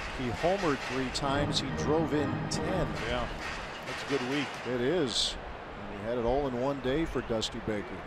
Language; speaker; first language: English; native; English